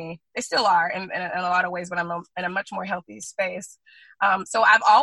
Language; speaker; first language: English; native; English